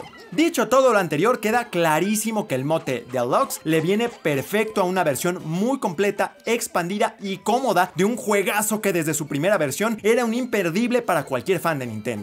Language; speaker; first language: Spanish; native; Spanish